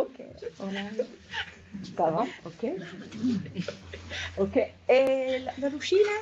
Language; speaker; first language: French; non-native, fluent; Italian